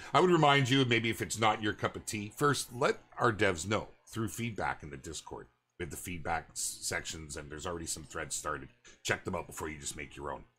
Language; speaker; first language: English; native; English